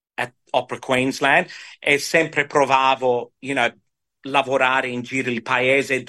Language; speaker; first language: Italian; early bilingual, heritage; Italian